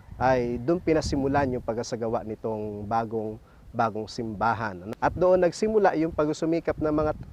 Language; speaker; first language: Filipino; native; Filipino